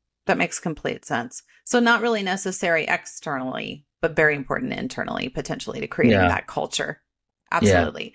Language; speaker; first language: English; native; English